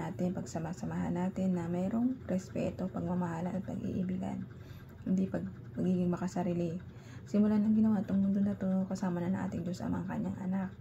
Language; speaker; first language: Filipino; native; Filipino